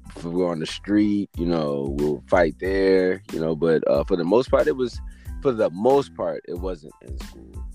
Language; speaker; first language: English; native; English